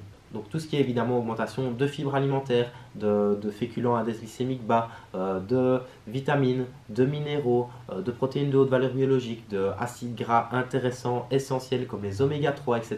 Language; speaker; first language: French; native; French